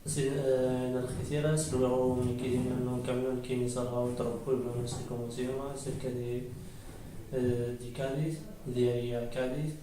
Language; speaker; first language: Spanish; early bilingual, other home language; Arabic